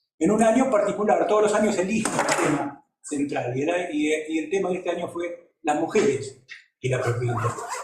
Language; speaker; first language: Spanish; native; Spanish